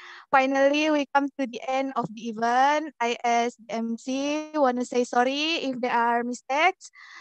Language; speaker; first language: English; non-native, fluent; Indonesian